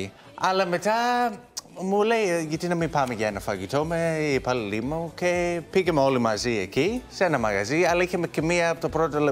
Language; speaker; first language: Greek; non-native, learner; English